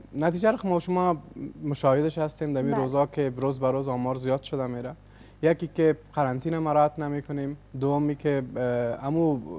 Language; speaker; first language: Persian; native; Persian